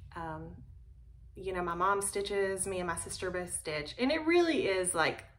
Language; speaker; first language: English; native; English